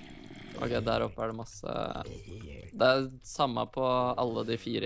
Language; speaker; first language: Norwegian; native; Norwegian